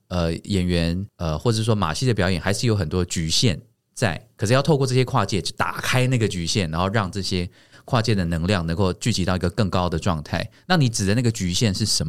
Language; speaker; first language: Chinese; native; Chinese